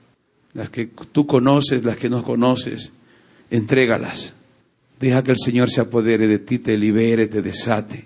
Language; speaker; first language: Spanish; native; Spanish